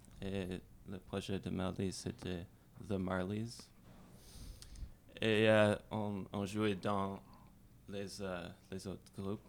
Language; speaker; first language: French; non-native, learner; English